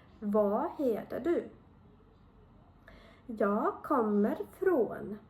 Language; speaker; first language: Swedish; non-native, fluent; Ukrainian